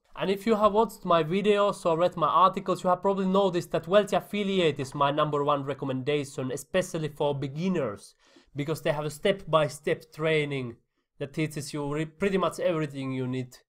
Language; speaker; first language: English; non-native, fluent; Finnish